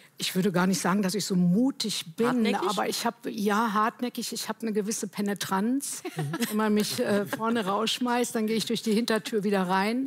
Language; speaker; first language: German; native; German